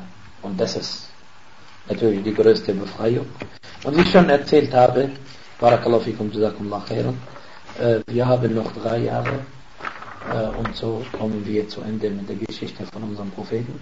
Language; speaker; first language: German; non-native, fluent; Arabic